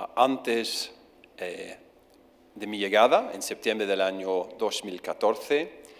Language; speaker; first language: Spanish; non-native, fluent; English